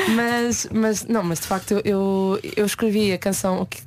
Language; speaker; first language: Portuguese; native; Portuguese